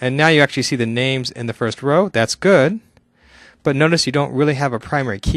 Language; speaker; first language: English; native; English